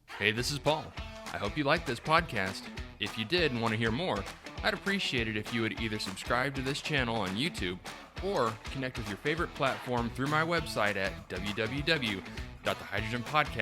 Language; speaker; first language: English; native; English